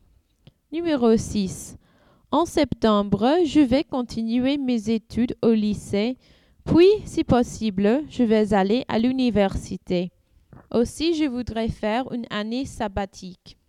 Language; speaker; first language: French; non-native, learner; English